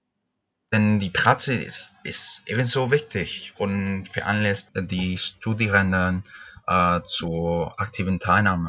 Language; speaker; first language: German; non-native, fluent; Spanish